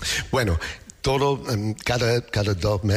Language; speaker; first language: Spanish; non-native, learner; English